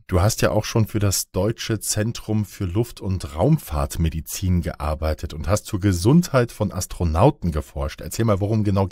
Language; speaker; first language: German; native; German